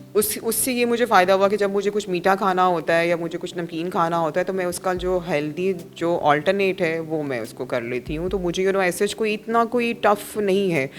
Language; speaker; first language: Urdu; non-native, local second language; Punjabi